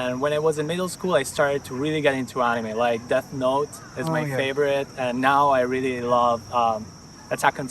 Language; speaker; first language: English; non-native, fluent; Italian